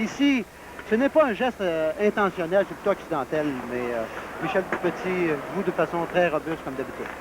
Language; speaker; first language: French; native; French